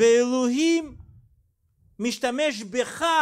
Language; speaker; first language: Hebrew; non-native, fluent; Russian